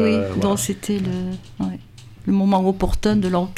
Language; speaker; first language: French; native; French